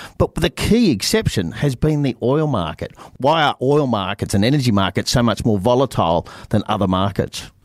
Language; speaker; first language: English; native; English